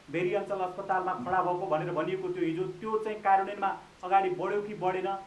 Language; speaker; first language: Nepali; native; Nepali